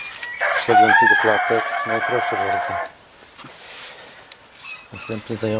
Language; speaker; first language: Polish; native; Polish